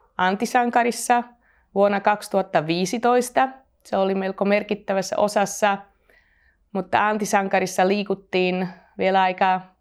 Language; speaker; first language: Finnish; non-native, fluent; Slovak